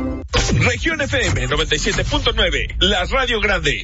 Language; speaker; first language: Spanish; native; Spanish